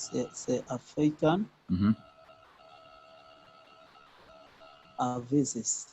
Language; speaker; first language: Spanish; non-native, learner; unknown